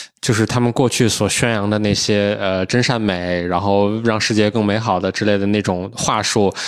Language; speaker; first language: Chinese; native; Chinese